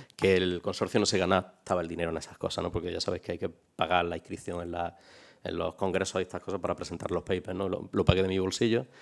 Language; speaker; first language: Spanish; native; Spanish